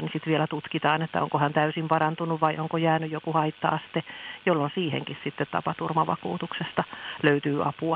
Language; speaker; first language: Finnish; native; Finnish